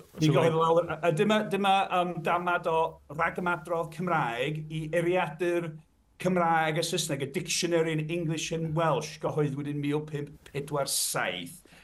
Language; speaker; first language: Welsh; non-native, fluent; English